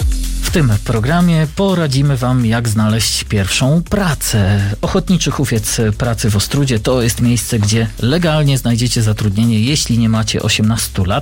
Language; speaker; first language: Polish; native; Polish